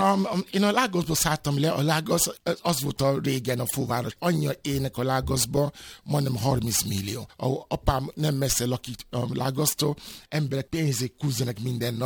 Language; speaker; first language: Hungarian; non-native, fluent; Yoruba